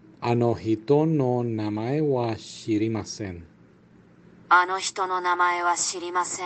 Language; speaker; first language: Japanese; non-native, learner; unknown